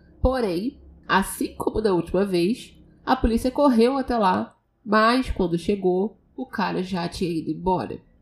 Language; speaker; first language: Portuguese; native; Portuguese